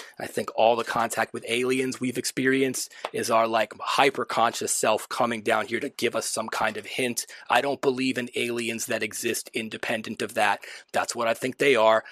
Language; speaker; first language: English; native; English